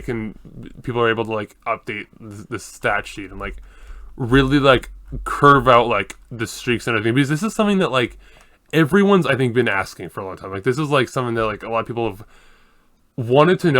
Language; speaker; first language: English; native; English